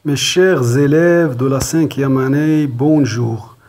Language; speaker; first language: French; non-native, local second language; Arabic